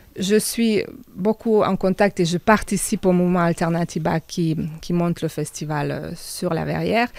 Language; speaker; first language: French; non-native, fluent; Hungarian